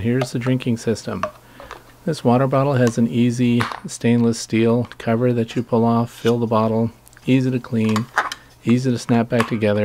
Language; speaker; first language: English; native; English